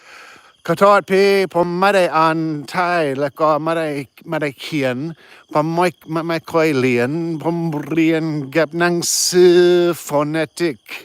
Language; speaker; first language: Thai; non-native, learner; English